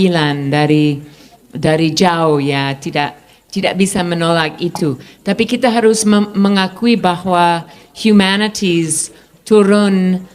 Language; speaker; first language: Indonesian; non-native, fluent; English